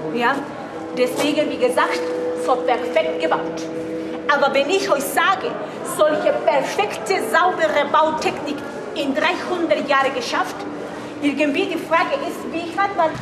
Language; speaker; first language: German; non-native, fluent; Spanish